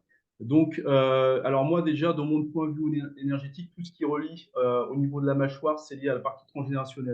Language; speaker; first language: French; native; French